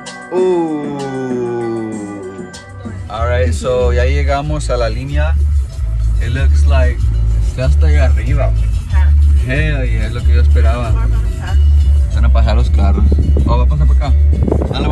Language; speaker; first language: Spanish; early bilingual, heritage; Spanish